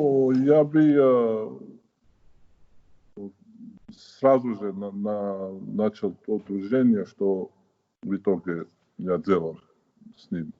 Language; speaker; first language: Russian; non-native, fluent; Georgian